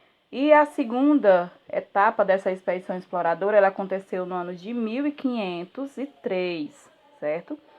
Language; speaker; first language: Portuguese; native; Portuguese